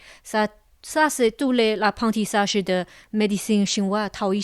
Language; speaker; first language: French; non-native, local second language; Chinese